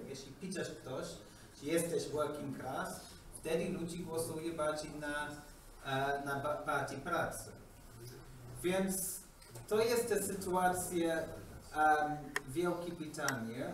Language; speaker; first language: Polish; non-native, learner; English